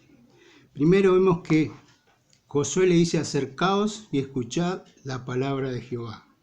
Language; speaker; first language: Spanish; native; Spanish